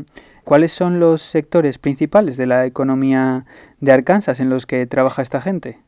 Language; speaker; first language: Spanish; native; Spanish